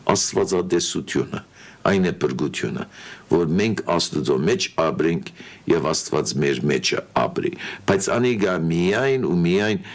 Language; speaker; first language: Armenian; early bilingual, heritage; Armenian